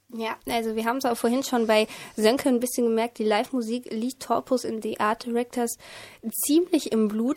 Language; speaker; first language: German; native; German